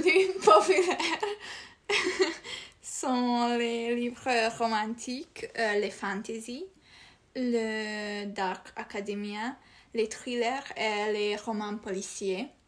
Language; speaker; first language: French; non-native, learner; Hungarian